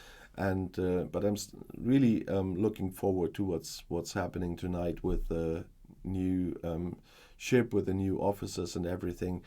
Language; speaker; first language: English; non-native, fluent; German